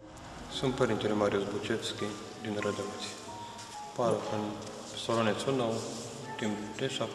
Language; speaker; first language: Romanian; non-native, local second language; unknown